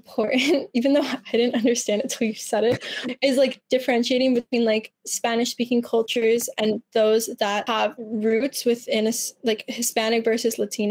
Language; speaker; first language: English; early bilingual, other home language; Spanish